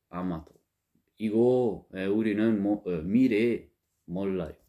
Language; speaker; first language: Korean; non-native, learner; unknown